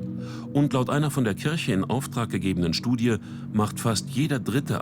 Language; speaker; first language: German; native; German